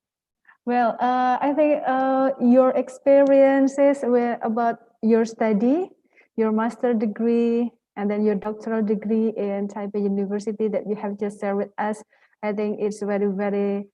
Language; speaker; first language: English; non-native, fluent; Indonesian